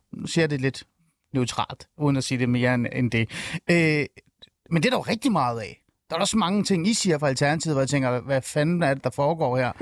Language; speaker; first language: Danish; early bilingual, other home language; Persian